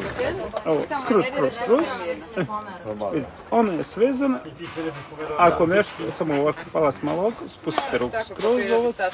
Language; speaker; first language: Bosnian; native; Bosnian